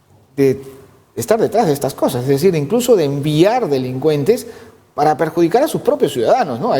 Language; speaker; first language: Spanish; native; Spanish